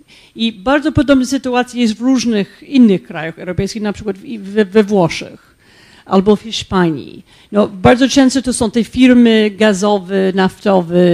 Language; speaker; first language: Polish; non-native, fluent; English